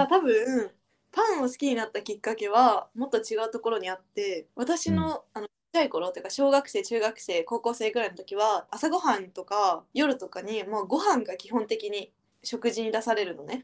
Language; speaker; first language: Japanese; native; Japanese